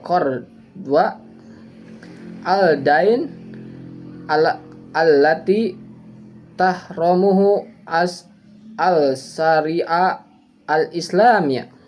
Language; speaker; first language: Arabic; non-native, learner; Indonesian